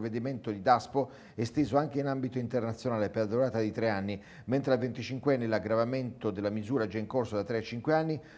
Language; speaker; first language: Italian; native; Italian